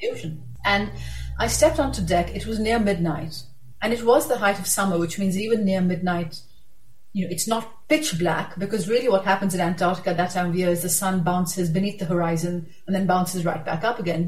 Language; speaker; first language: English; non-native, local second language; Urdu